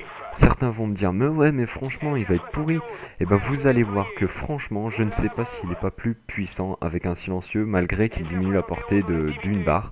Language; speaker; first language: French; native; French